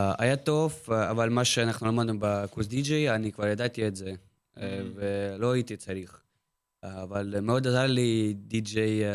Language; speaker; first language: Hebrew; non-native, learner; Russian